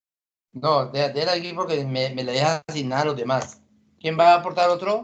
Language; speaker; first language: Spanish; native; Spanish